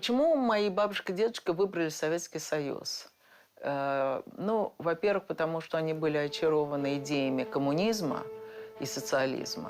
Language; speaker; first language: Russian; native; Russian